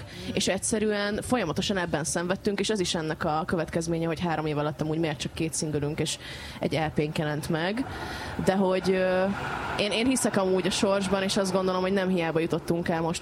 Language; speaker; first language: Hungarian; native; Hungarian